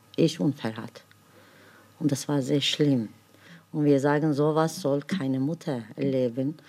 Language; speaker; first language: German; non-native, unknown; Kurdish